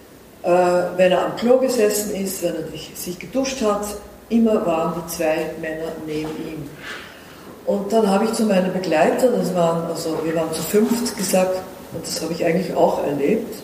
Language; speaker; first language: German; non-native, fluent; Dutch